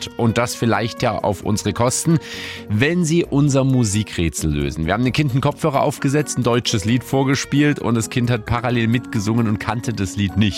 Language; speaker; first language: German; native; German